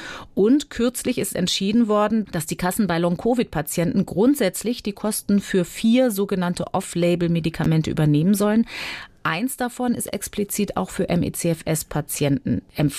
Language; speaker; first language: German; native; German